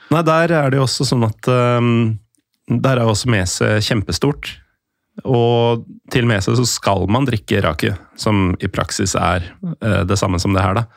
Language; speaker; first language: Norwegian; native; Norwegian